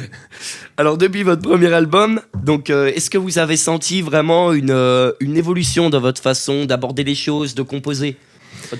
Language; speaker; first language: French; native; French